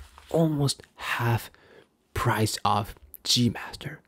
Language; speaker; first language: English; non-native, fluent; Japanese